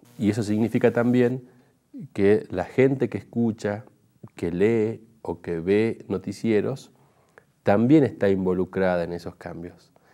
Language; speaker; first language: Spanish; native; Spanish